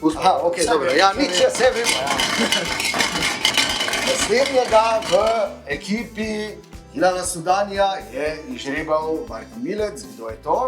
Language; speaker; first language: Slovenian; native; Slovenian